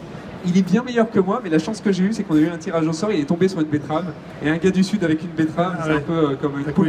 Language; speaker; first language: French; native; French